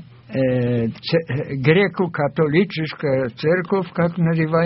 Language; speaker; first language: Russian; non-native, fluent; German